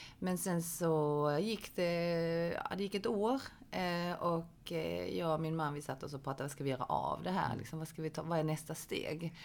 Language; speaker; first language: Swedish; early bilingual, other home language; Korean